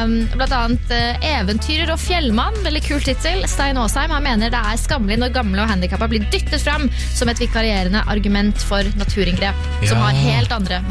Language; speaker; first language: Norwegian; native; Norwegian